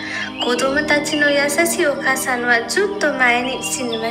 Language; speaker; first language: Japanese; non-native, learner; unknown